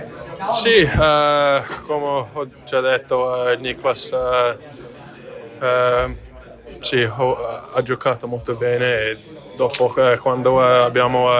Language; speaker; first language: Italian; non-native, fluent; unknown